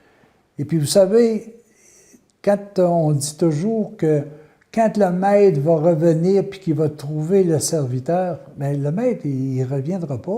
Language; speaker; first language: French; native; French